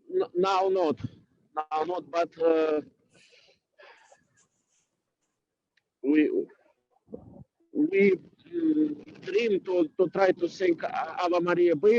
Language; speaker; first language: English; non-native, learner; Russian